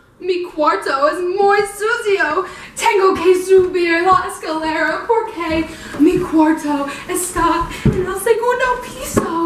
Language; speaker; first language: Spanish; non-native, learner; English